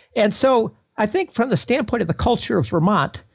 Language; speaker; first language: English; native; English